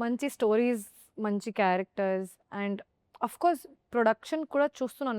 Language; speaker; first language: Telugu; non-native, fluent; Hindi